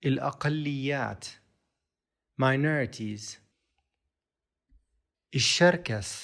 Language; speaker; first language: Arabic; native; Arabic